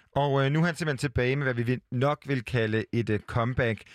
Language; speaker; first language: Danish; native; Danish